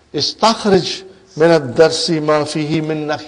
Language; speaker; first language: Arabic; non-native, fluent; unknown